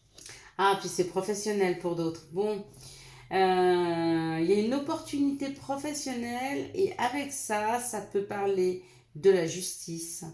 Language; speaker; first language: French; native; French